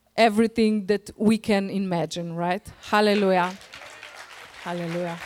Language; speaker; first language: English; non-native, fluent; Slovenian